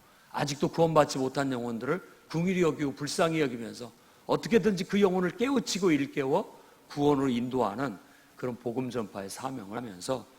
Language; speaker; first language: Korean; native; Korean